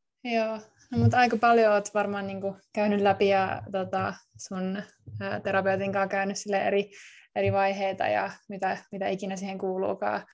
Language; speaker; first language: Finnish; native; Finnish